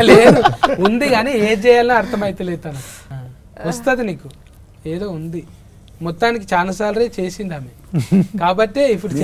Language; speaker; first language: Telugu; native; Telugu